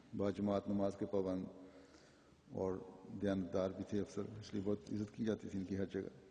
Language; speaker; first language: Urdu; native; Urdu